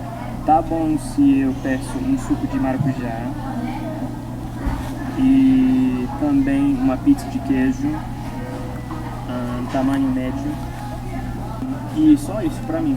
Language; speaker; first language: Portuguese; non-native, fluent; English